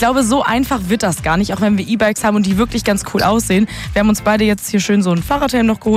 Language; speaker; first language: German; native; German